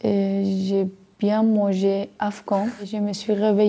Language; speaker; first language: French; non-native, learner; Persian